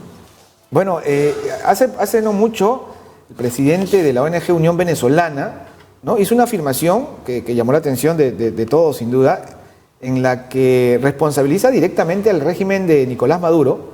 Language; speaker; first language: Spanish; native; Spanish